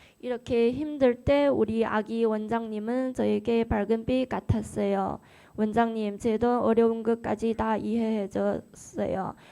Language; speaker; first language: Korean; non-native, learner; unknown